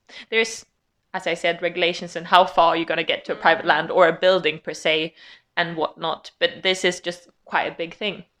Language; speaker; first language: English; non-native, fluent; Swedish